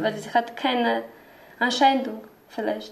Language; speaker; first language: German; non-native, learner; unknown